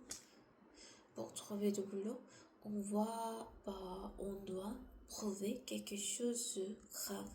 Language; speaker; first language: French; non-native, learner; Korean